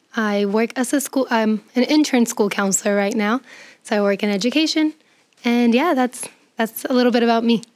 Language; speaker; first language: English; early bilingual, other home language; Spanish